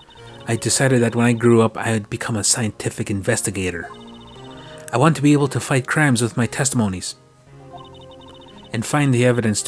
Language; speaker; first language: English; native; English